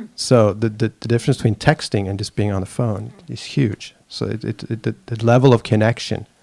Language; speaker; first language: English; non-native, fluent; Swedish